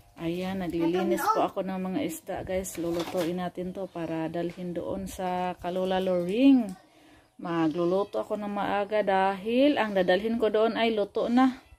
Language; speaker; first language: Filipino; non-native, local second language; Bikol